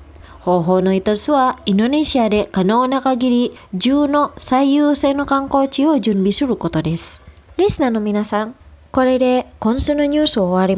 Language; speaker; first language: Japanese; non-native, fluent; Indonesian